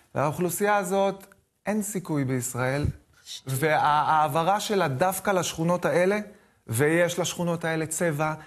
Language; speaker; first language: Hebrew; native; Hebrew